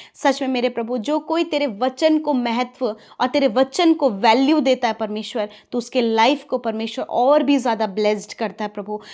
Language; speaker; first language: Hindi; native; Hindi